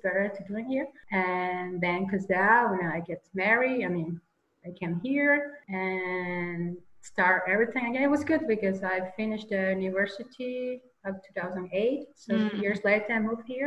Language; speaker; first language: English; non-native, learner; Spanish